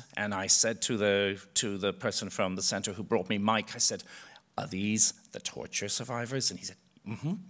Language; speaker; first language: English; native; English